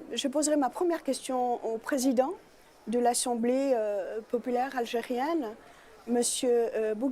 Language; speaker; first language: French; native; French